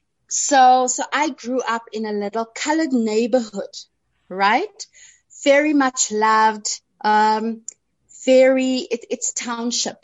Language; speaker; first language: English; non-native, local second language; Afrikaans